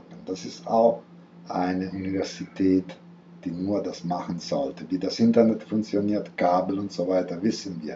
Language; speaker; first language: German; non-native, fluent; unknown